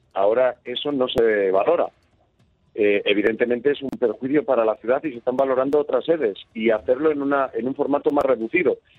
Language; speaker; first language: Spanish; native; Spanish